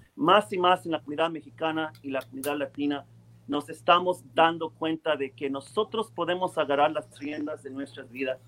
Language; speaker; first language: Spanish; early bilingual, heritage; Spanish